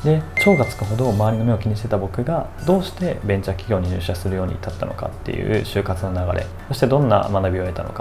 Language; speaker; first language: Japanese; native; Japanese